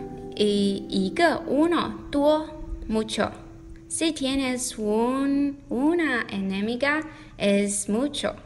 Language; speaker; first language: Spanish; non-native, learner; Chinese